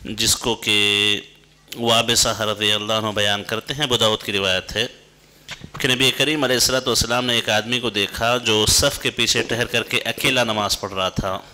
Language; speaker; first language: Urdu; native; Urdu